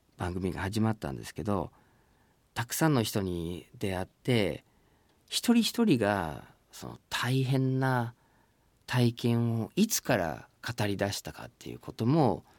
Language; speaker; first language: Japanese; non-native, fluent; English